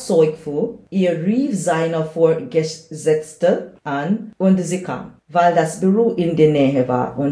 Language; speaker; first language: German; non-native, learner; English